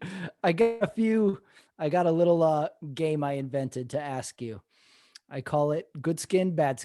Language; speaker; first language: English; native; English